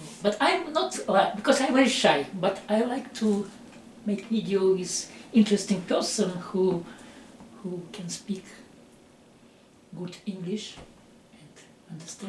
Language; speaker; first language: English; non-native, learner; Russian